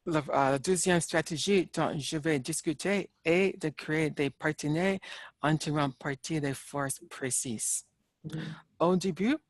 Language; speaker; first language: French; non-native, learner; English